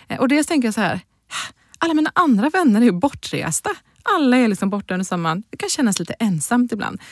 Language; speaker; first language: Swedish; native; Swedish